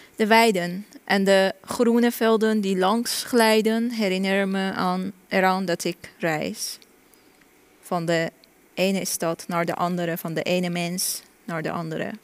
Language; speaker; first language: Dutch; non-native, fluent; Persian